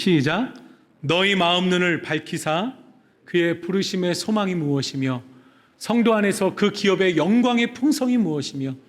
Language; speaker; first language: Korean; native; Korean